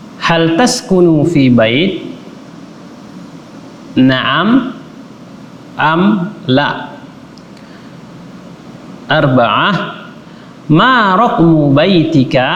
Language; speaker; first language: Arabic; non-native, fluent; Indonesian